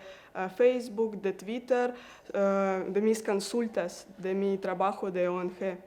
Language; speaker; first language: Spanish; non-native, learner; Russian